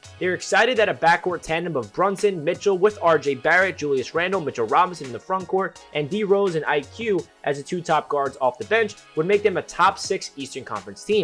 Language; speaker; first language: English; native; English